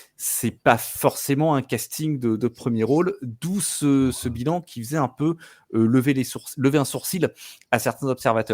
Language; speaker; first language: French; native; French